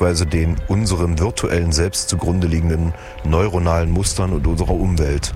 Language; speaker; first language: German; native; German